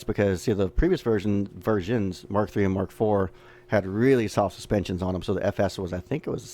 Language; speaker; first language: English; native; English